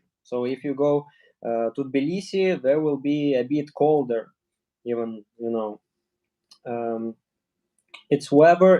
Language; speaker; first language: English; non-native, learner; Russian